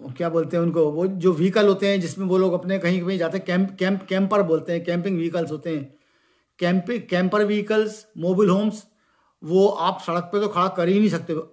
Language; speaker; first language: Hindi; native; Hindi